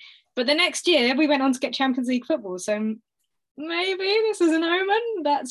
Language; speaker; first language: English; native; English